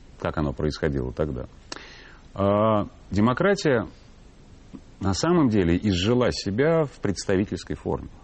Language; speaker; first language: Russian; native; Russian